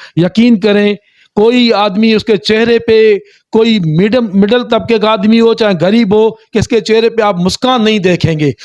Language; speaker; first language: Urdu; non-native, local second language; Sindhi